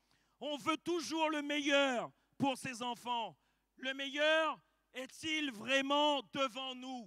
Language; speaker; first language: French; native; French